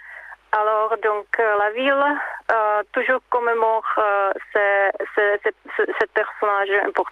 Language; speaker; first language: French; non-native, fluent; Czech